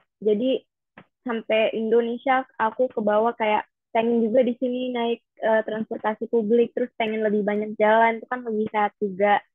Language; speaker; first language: Indonesian; native; Indonesian